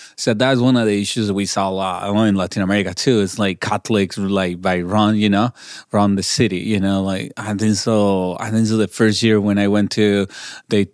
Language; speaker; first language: English; non-native, learner; Spanish